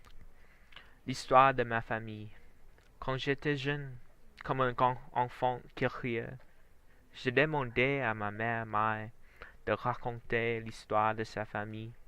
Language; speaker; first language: French; non-native, learner; Vietnamese